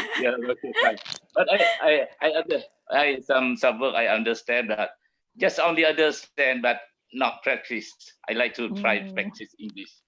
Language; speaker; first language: English; non-native, learner; Malay